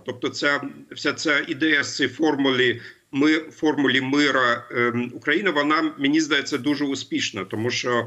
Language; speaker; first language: Ukrainian; non-native, fluent; German